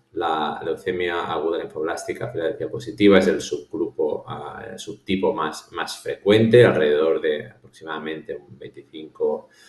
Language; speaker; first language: Spanish; native; Spanish